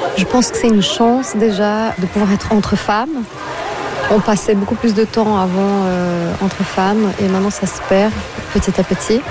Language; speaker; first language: French; non-native, fluent; Portuguese